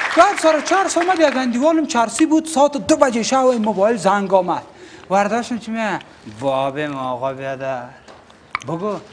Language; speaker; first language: Persian; native; Persian